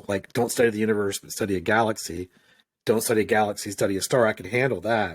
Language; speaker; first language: English; native; English